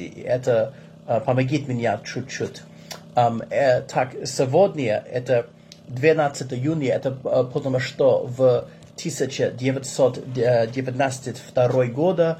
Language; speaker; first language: Russian; non-native, learner; English